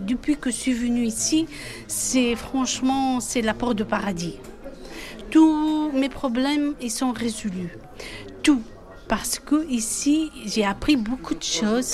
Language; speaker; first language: French; non-native, fluent; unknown